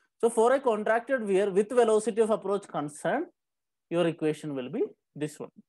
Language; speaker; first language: English; non-native, local second language; Malayalam